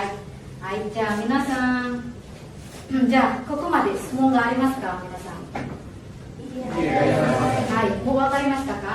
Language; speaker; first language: Japanese; non-native, fluent; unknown